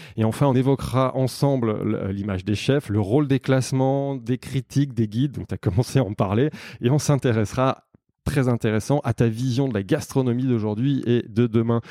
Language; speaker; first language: French; native; French